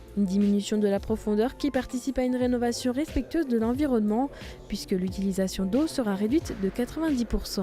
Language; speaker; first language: French; native; French